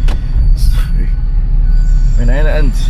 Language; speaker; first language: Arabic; non-native, learner; English